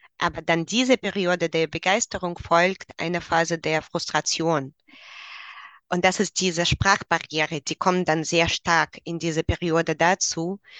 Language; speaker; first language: German; non-native, fluent; Russian